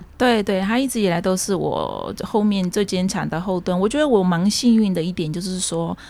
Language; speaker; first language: Chinese; early bilingual, heritage; Chinese